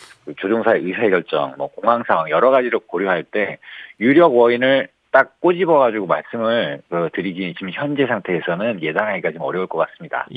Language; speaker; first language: Korean; native; Korean